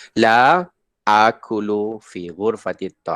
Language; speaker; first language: Arabic; non-native, fluent; Malay